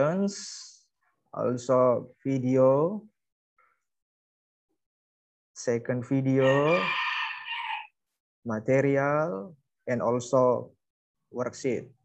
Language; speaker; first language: English; non-native, learner; Indonesian